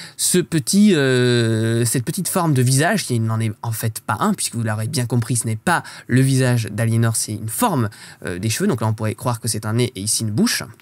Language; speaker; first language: French; native; French